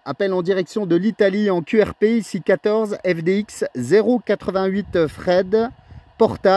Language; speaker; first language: French; native; French